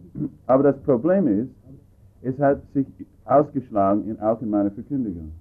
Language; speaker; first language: German; non-native, fluent; English